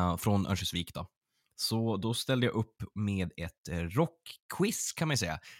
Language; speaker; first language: Swedish; native; Swedish